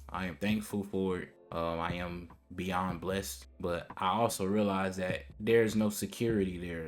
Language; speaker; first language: English; native; English